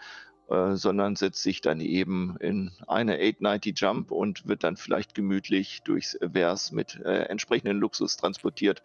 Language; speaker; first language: German; native; German